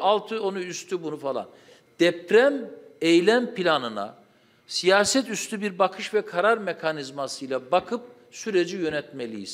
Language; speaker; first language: Turkish; native; Turkish